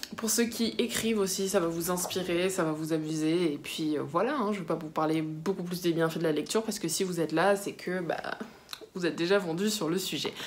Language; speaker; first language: French; early bilingual, other home language; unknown